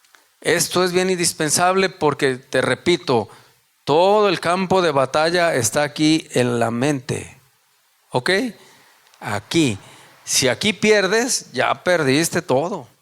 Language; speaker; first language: Spanish; native; Spanish